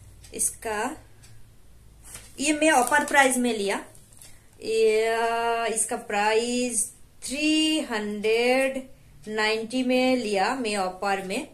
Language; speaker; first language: Hindi; non-native, local second language; Bangla